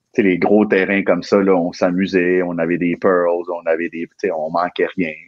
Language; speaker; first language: French; early bilingual, other home language; Spanish